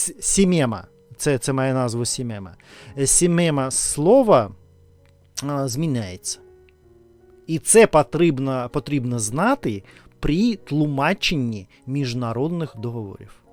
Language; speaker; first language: Ukrainian; non-native, learner; Russian